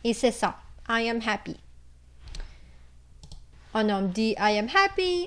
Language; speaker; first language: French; non-native, fluent; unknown